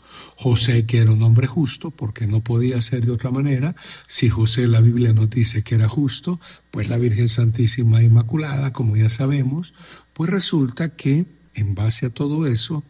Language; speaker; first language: Spanish; native; Spanish